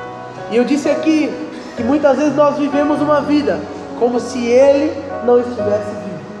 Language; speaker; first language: Portuguese; native; Portuguese